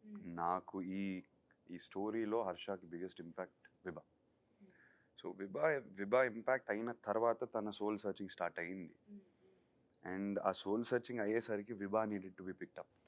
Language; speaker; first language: Telugu; native; Telugu